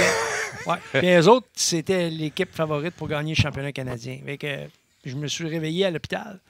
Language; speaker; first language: French; native; French